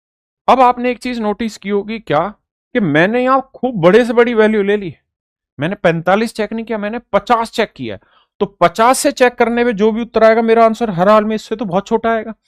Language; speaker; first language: Hindi; native; Hindi